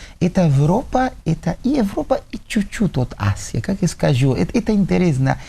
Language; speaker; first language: Russian; non-native, learner; Spanish